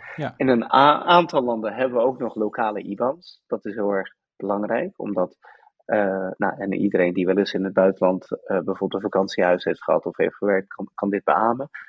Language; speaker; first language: Dutch; early bilingual, other home language; Persian